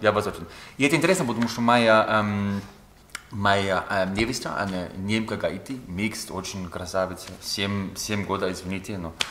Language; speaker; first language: Russian; non-native, learner; German